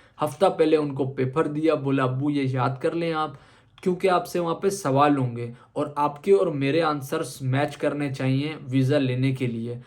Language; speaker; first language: Urdu; native; Urdu